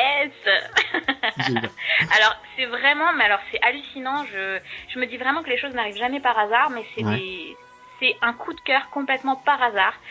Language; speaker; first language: French; native; French